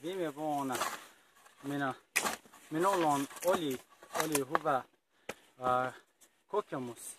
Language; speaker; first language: Finnish; non-native, learner; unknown